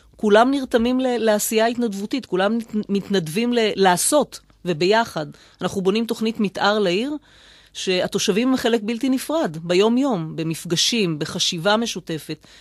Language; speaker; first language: Hebrew; native; Hebrew